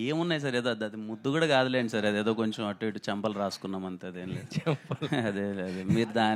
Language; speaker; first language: Telugu; native; Telugu